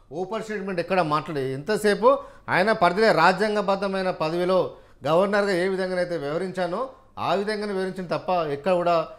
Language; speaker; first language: Telugu; native; Telugu